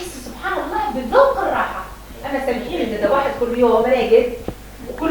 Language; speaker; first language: Arabic; native; Arabic